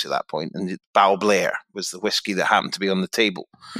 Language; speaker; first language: English; native; English